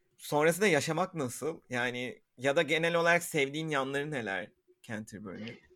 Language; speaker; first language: Turkish; native; Turkish